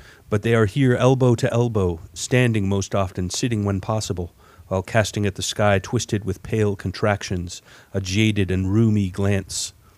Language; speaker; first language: English; native; English